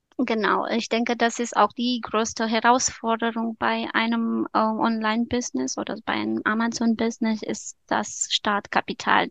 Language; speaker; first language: German; non-native, fluent; Romanian